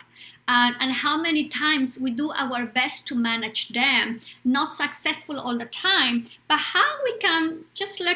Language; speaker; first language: English; non-native, fluent; Spanish